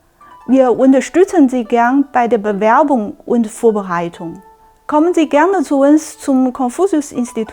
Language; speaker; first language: German; non-native, fluent; Chinese